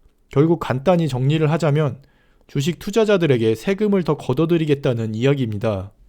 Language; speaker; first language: Korean; native; Korean